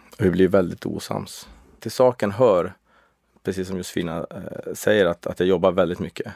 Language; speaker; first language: Swedish; native; Swedish